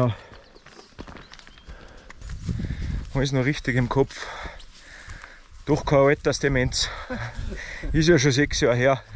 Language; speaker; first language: German; native; German